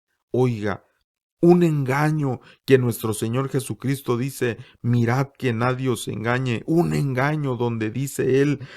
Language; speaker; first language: Spanish; native; Spanish